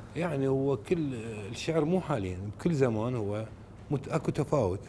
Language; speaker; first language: Arabic; native; Arabic